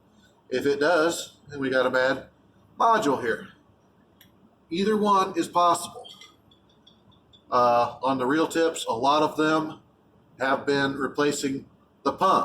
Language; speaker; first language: English; native; English